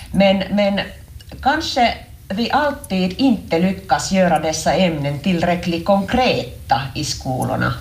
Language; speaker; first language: Swedish; non-native, local second language; Finnish